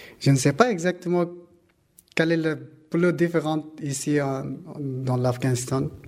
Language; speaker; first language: French; non-native, learner; Persian